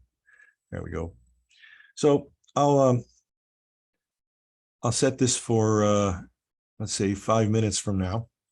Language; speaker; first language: English; native; English